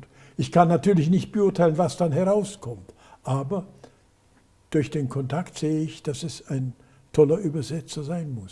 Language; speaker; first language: German; native; German